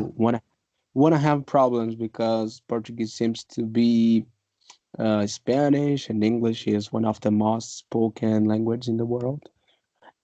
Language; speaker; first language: English; non-native, fluent; Portuguese